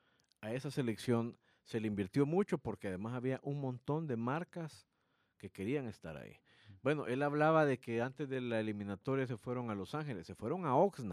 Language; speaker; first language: Spanish; native; Spanish